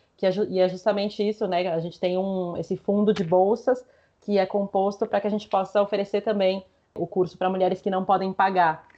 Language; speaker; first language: Portuguese; early bilingual, other home language; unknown